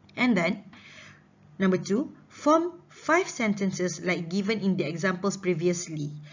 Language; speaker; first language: English; non-native, local second language; Malay